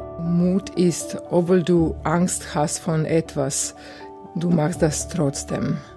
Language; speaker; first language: German; non-native, fluent; Croatian